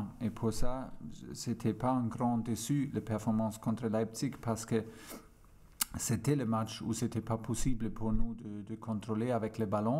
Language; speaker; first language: French; non-native, fluent; German